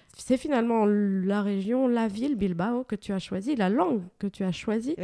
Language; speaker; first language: French; native; French